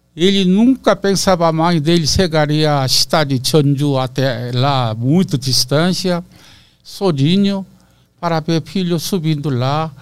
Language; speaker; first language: Portuguese; non-native, learner; Korean